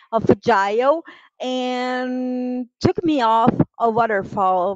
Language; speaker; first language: English; non-native, fluent; Portuguese